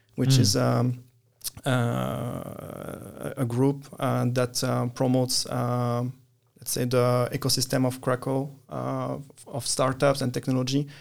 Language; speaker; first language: English; non-native, fluent; French